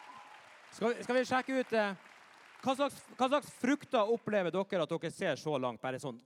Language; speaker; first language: Norwegian; native; Norwegian